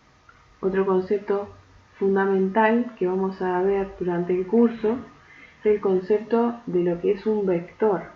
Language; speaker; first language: Spanish; native; Spanish